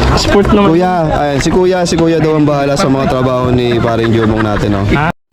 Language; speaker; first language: Filipino; native; Filipino